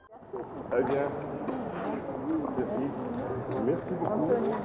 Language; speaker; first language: French; non-native, fluent; Portuguese